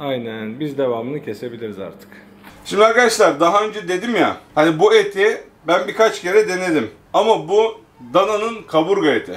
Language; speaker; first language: Turkish; native; Turkish